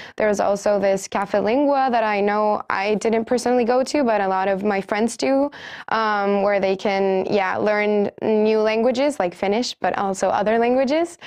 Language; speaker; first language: English; non-native, fluent; Spanish